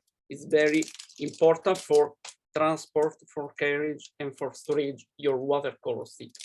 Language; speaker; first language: English; non-native, learner; Italian